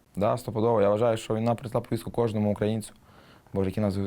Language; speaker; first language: Ukrainian; native; Ukrainian